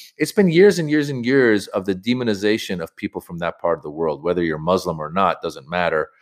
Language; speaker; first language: English; native; English